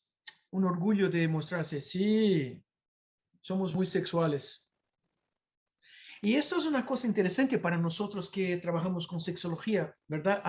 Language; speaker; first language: Spanish; non-native, fluent; Portuguese